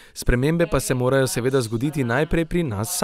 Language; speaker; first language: Slovenian; native; Slovenian